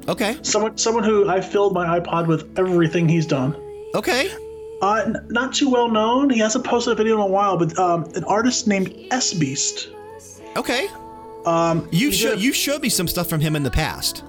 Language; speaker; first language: English; native; English